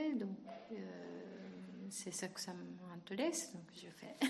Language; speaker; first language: French; non-native, learner; Japanese